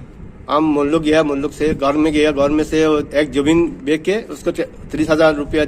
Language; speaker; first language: Hindi; non-native, learner; Bangla